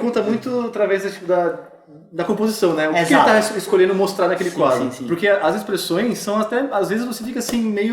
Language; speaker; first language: Portuguese; native; Portuguese